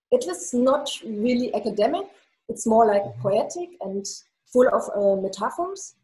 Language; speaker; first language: English; non-native, fluent; German